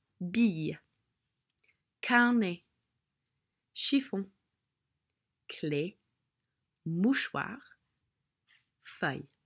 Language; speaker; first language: French; non-native, fluent; English